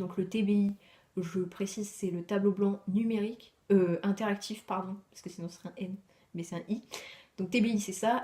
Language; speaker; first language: French; native; French